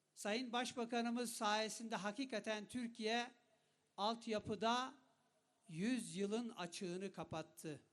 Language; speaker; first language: Turkish; non-native, local second language; Kurdish